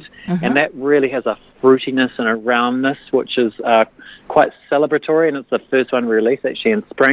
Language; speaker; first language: English; native; English